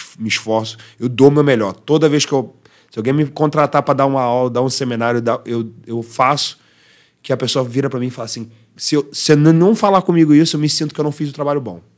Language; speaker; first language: Portuguese; early bilingual, heritage; Portuguese